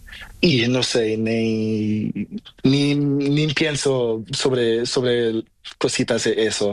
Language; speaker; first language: Spanish; non-native, learner; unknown